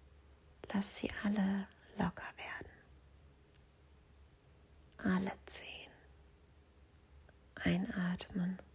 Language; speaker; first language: German; native; German